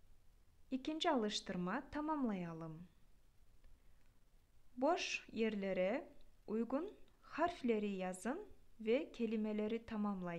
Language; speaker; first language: Turkish; non-native, fluent; Kyrgyz